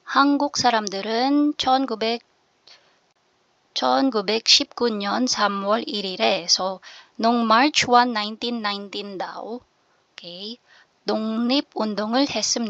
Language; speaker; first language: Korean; non-native, learner; Filipino